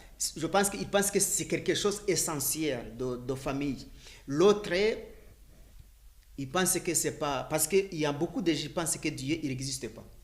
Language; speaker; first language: French; non-native, learner; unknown